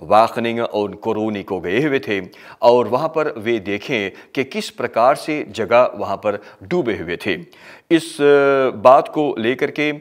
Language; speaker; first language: Hindi; early bilingual, heritage; Hindi